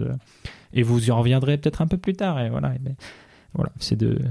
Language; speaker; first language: French; native; French